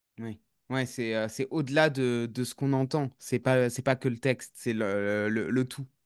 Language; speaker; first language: French; native; French